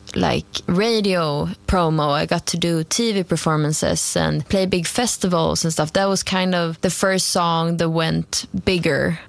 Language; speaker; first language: English; non-native, fluent; Swedish